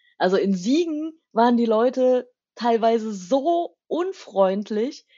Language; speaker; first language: German; native; German